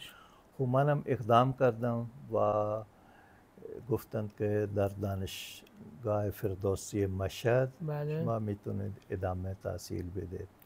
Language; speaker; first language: Persian; non-native, fluent; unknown